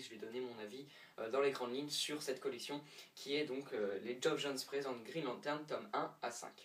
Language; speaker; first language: French; native; French